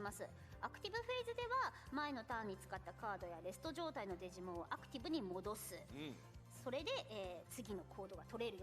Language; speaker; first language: Japanese; native; Japanese